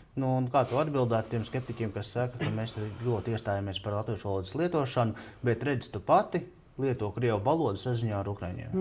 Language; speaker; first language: Latvian; native; Latvian